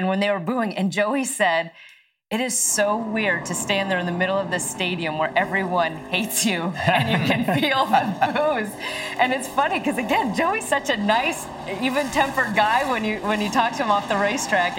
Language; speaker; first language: English; native; English